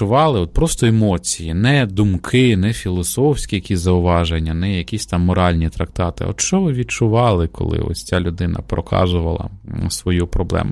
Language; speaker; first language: Ukrainian; native; Ukrainian